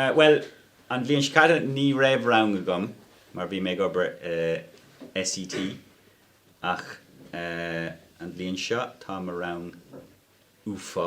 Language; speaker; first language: Irish; non-native, local second language; English